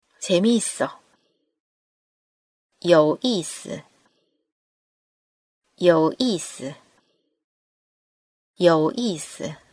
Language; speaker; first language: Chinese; non-native, fluent; Korean